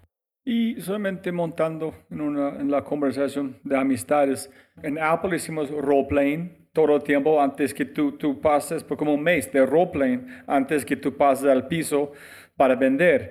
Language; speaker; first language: Spanish; non-native, fluent; English